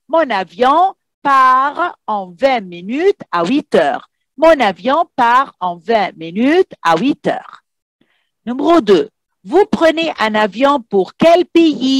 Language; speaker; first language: French; non-native, fluent; Arabic